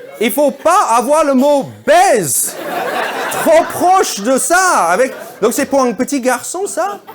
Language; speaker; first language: French; non-native, fluent; English